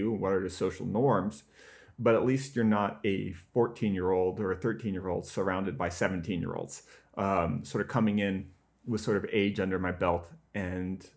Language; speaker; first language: English; native; English